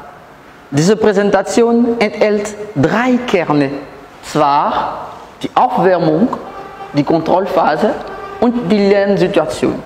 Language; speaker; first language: German; non-native, learner; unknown